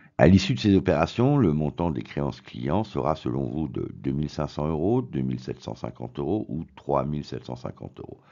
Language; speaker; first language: French; native; French